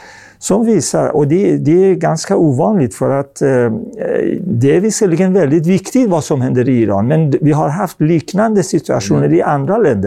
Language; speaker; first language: Swedish; non-native, fluent; Persian